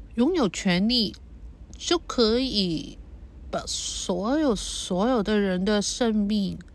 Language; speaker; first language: Chinese; non-native, local second language; Cantonese